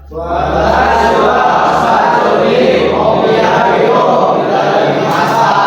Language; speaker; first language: Japanese; non-native, learner; Indonesian